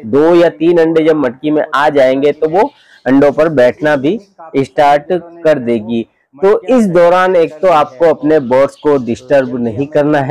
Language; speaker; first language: Hindi; native; Hindi